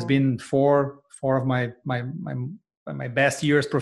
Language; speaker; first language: English; non-native, fluent; Portuguese